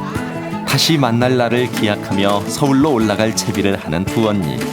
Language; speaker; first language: Korean; native; Korean